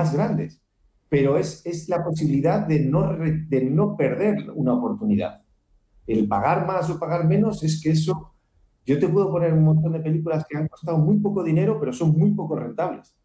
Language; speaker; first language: Spanish; native; Spanish